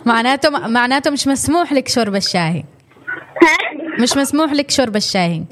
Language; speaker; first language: Arabic; native; Arabic